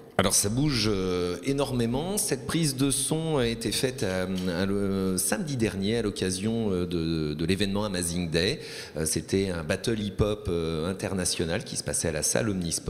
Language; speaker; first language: French; native; French